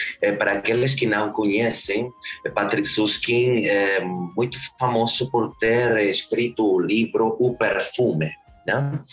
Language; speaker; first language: Portuguese; early bilingual, heritage; Spanish